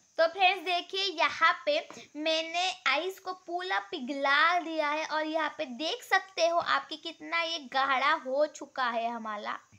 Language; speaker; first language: Hindi; non-native, local second language; Marathi